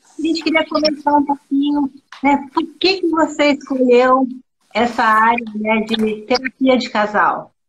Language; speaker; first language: Portuguese; native; Portuguese